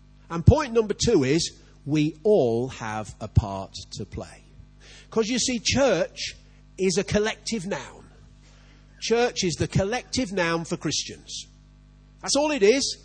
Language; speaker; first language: English; native; English